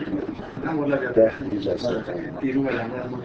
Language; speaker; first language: Persian; native; Persian